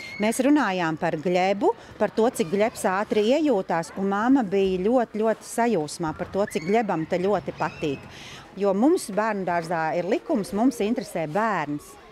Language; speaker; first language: Latvian; native; Latvian